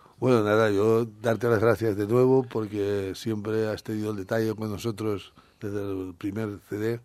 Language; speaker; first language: Spanish; native; Spanish